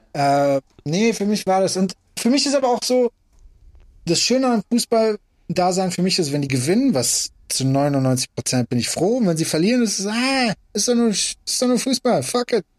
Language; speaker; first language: German; early bilingual, other home language; Persian